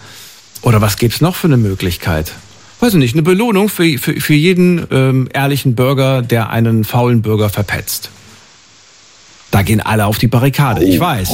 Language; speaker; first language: German; native; German